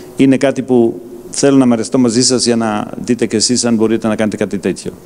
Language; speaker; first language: Greek; non-native, fluent; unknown